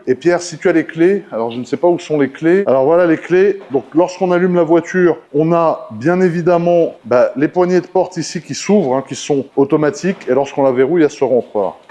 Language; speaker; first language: French; native; French